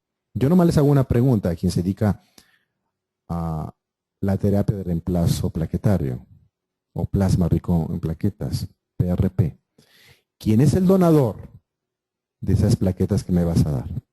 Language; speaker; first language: Spanish; native; Spanish